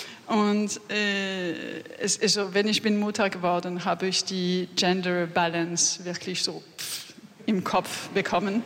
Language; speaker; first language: German; non-native, learner; French